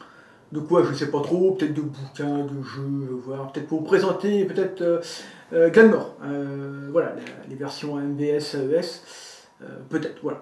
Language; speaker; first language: French; native; French